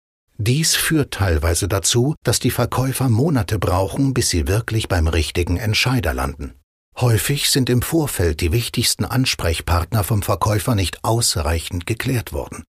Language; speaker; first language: German; native; German